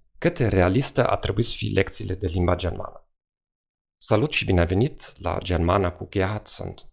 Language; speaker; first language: Romanian; non-native, fluent; German